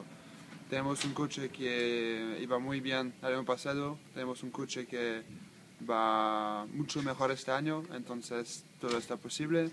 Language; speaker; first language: Spanish; non-native, learner; French